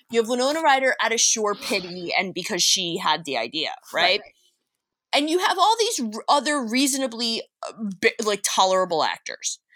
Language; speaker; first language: English; native; English